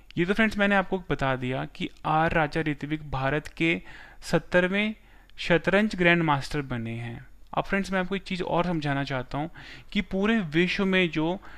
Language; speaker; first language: Hindi; non-native, local second language; Gujarati